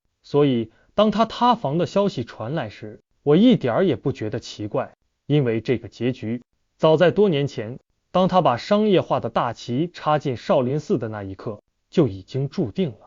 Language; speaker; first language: Chinese; native; Chinese